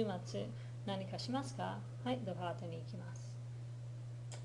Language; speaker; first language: Japanese; non-native, fluent; English